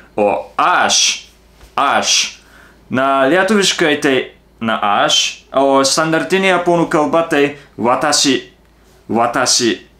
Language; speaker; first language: Lithuanian; non-native, learner; Japanese